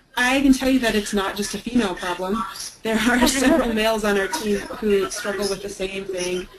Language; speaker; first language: English; native; English